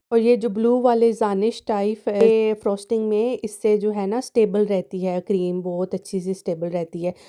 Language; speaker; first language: Urdu; native; Urdu